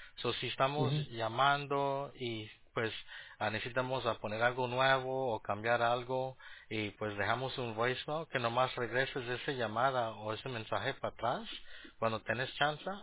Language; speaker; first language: Spanish; early bilingual, heritage; Spanish